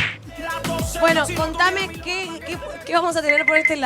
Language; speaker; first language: Spanish; native; Spanish